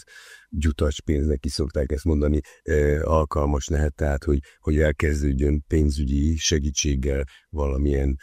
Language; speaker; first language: Hungarian; native; Hungarian